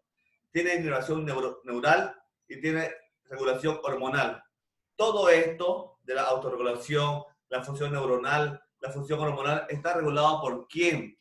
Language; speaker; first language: Spanish; native; Spanish